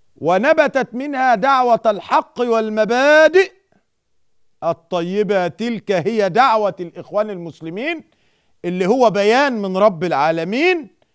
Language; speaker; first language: Arabic; native; Arabic